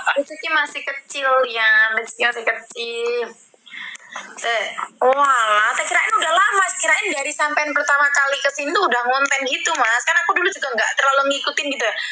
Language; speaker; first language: Indonesian; non-native, local second language; Javanese